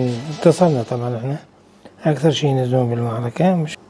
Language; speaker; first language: Arabic; native; Arabic